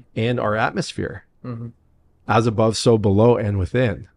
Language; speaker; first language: English; native; English